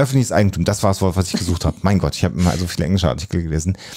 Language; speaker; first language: German; native; German